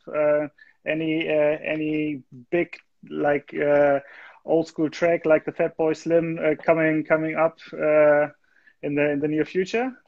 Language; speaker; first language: English; non-native, fluent; German